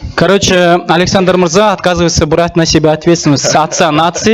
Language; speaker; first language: Russian; non-native, local second language; Kazakh